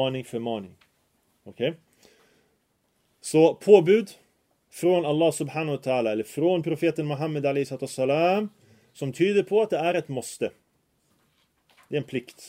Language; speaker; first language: Swedish; early bilingual, other home language; Arabic